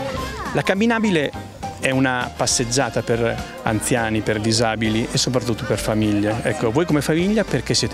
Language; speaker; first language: Italian; native; Italian